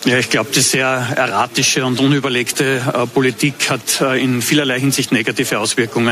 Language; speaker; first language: German; native; German